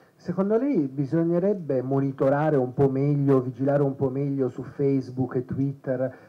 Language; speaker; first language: Italian; native; Italian